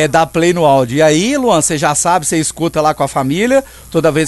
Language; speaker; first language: Portuguese; native; Portuguese